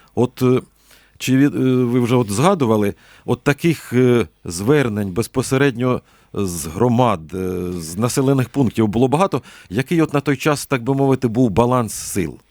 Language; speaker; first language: Ukrainian; native; Ukrainian